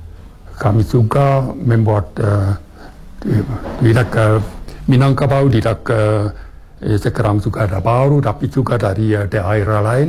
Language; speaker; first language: Indonesian; non-native, fluent; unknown